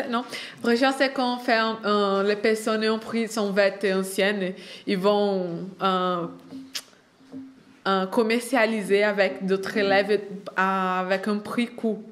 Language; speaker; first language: French; non-native, fluent; Portuguese